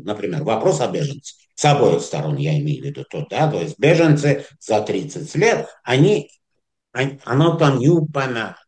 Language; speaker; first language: Russian; non-native, fluent; Azerbaijani